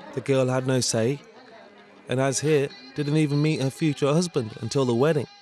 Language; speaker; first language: English; native; English